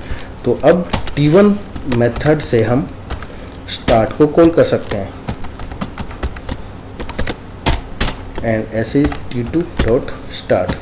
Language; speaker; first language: Hindi; native; Hindi